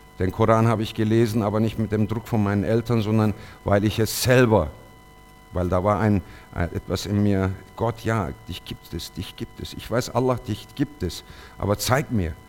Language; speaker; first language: German; early bilingual, other home language; Turkish